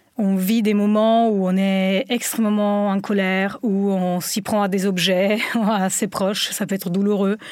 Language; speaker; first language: French; non-native, fluent; Italian